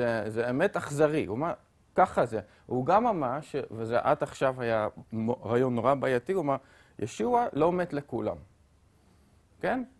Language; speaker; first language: Hebrew; non-native, fluent; Dutch